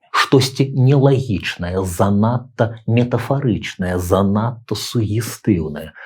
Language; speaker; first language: Belarusian; native; Belarusian